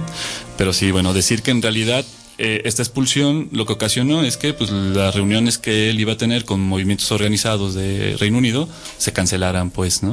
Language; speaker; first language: Spanish; native; Spanish